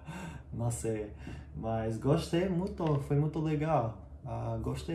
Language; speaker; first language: Portuguese; non-native, learner; English